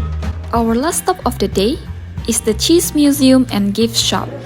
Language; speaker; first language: English; non-native, fluent; Indonesian